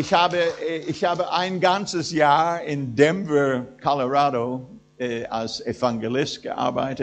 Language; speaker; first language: German; non-native, fluent; English